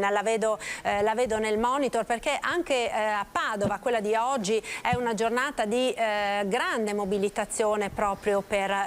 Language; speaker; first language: Italian; native; Italian